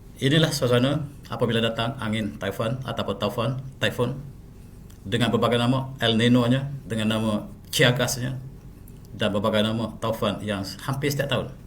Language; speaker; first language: Malay; native; Malay